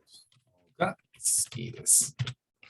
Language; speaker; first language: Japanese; non-native, fluent; English